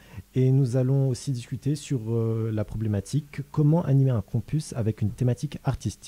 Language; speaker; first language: French; native; French